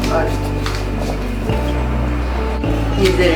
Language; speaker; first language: Persian; native; Persian